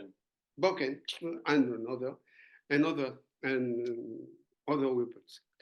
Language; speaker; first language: English; non-native, learner; French